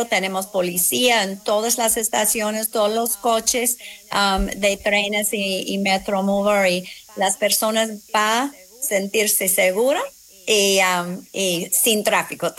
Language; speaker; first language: Spanish; non-native, fluent; English